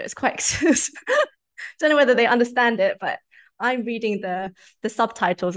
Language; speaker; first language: English; native; English